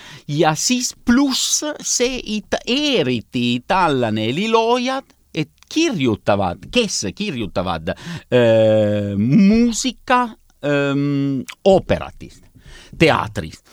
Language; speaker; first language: Estonian; non-native, learner; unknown